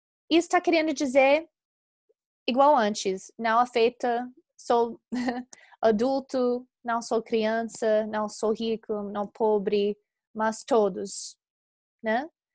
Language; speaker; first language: Portuguese; non-native, fluent; English